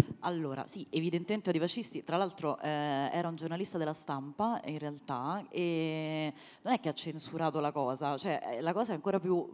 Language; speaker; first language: Italian; native; Italian